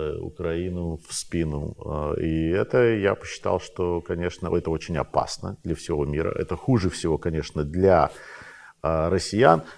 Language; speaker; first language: Russian; native; Russian